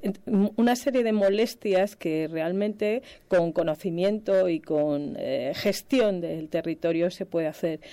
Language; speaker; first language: Spanish; native; Spanish